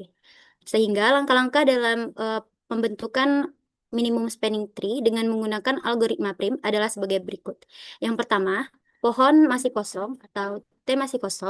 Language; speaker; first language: Indonesian; native; Indonesian